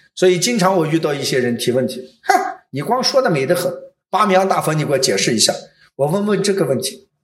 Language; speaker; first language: Chinese; non-native, local second language; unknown